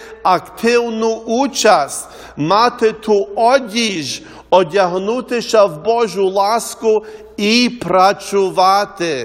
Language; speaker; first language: Ukrainian; early bilingual, heritage; Ukrainian